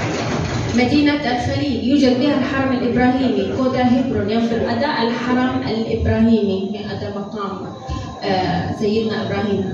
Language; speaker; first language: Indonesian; non-native, fluent; Arabic